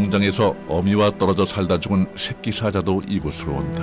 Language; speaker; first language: Korean; native; Korean